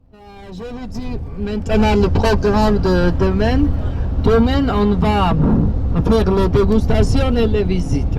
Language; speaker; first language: French; non-native, fluent; Georgian